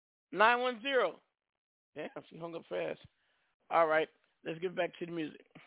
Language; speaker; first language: English; native; English